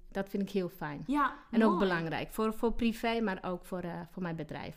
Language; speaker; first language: Dutch; non-native, fluent; Slovak